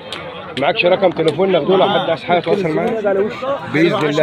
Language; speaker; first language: Arabic; native; Arabic